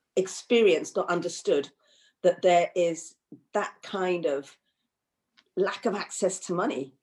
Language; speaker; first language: English; early bilingual, other home language; Hindi